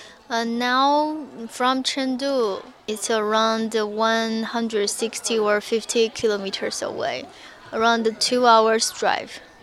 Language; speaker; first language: English; non-native, fluent; Chinese